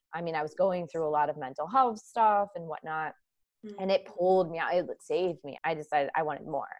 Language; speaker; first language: English; native; English